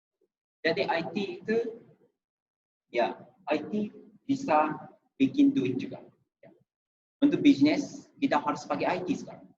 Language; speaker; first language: Indonesian; non-native, fluent; Japanese